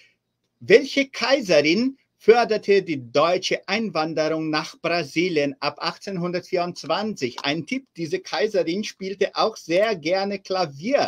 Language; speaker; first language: German; early bilingual, heritage; German